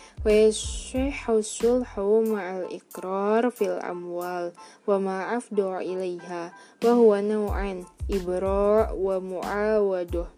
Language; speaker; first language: Arabic; non-native, fluent; Indonesian